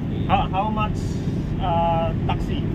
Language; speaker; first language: English; non-native, learner; Filipino